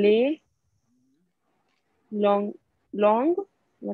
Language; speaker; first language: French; non-native, learner; Punjabi